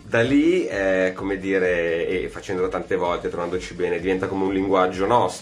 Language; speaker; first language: Italian; native; Italian